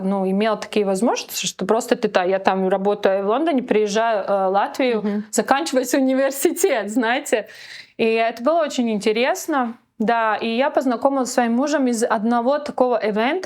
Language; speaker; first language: Russian; non-native, local second language; Latvian